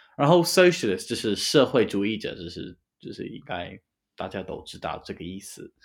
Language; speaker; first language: Chinese; non-native, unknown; English